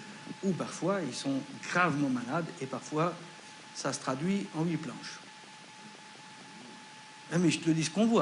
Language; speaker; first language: French; native; French